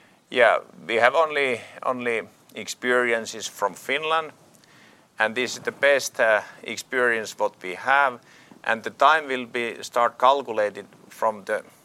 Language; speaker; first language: English; non-native, fluent; Finnish